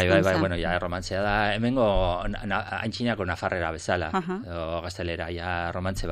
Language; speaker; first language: Basque; non-native, local second language; Spanish